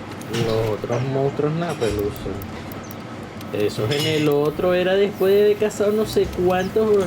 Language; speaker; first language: Spanish; native; Spanish